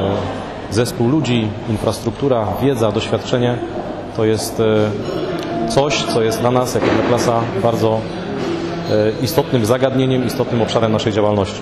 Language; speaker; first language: Polish; native; Polish